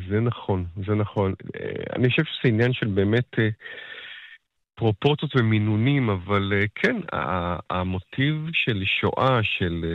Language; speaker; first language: Hebrew; native; Hebrew